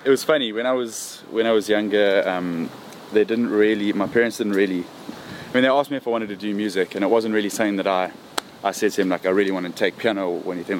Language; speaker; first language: English; native; English